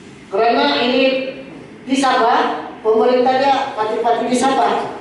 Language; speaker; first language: Malay; native; Malay